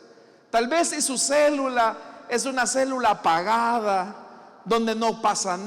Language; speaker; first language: Spanish; native; Spanish